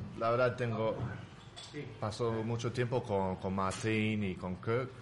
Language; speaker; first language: Spanish; non-native, fluent; English